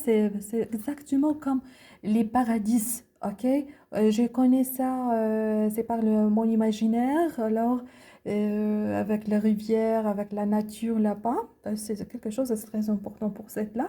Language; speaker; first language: French; non-native, learner; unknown